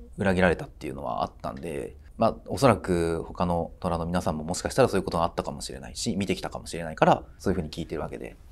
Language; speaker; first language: Japanese; native; Japanese